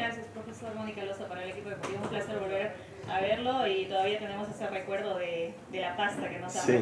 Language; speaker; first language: Spanish; native; Spanish